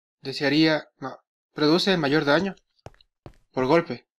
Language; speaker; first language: Spanish; native; Spanish